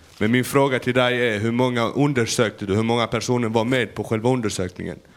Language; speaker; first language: Swedish; non-native, fluent; Arabic